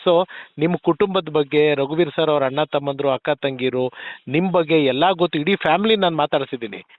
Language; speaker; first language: Kannada; native; Kannada